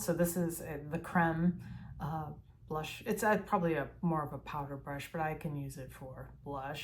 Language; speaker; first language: English; native; English